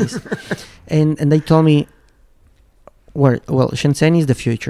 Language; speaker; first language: English; non-native, fluent; Spanish